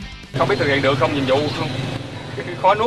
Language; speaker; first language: Vietnamese; native; Vietnamese